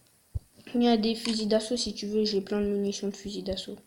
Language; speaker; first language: French; native; French